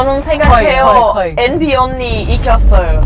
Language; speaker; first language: Korean; non-native, learner; Portuguese